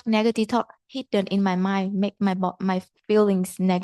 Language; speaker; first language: English; non-native, learner; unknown